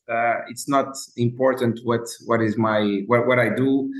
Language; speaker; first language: English; non-native, fluent; Portuguese